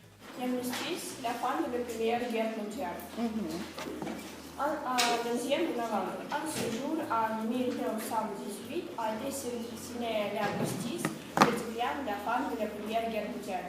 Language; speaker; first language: French; non-native, learner; Russian